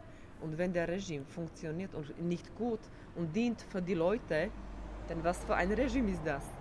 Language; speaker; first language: German; non-native, fluent; Slovak